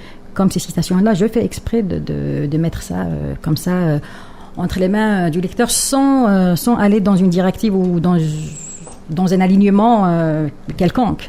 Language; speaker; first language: French; non-native, local second language; Arabic